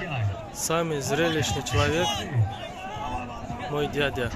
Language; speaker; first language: Russian; non-native, local second language; Tajik